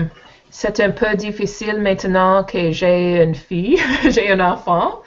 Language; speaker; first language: French; non-native, learner; English